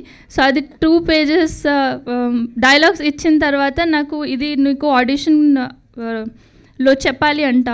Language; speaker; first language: Telugu; non-native, learner; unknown